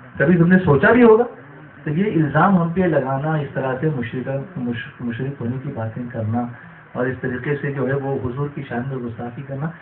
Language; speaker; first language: Urdu; native; Urdu